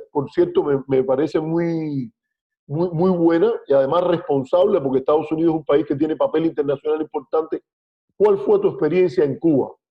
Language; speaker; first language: Spanish; native; Spanish